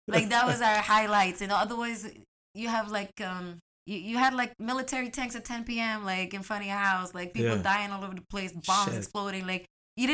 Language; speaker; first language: English; non-native, fluent; Arabic